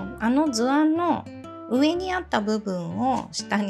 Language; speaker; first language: Japanese; native; Japanese